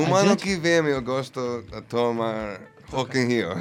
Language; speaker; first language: Portuguese; non-native, learner; English